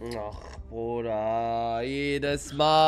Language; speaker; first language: German; native; German